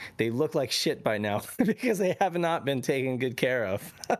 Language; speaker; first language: English; native; English